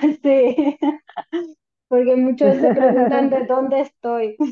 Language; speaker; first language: Spanish; non-native, fluent; Romanian